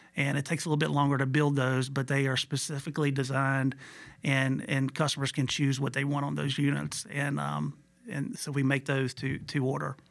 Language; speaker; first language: English; native; English